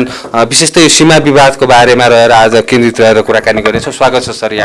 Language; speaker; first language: Nepali; native; Nepali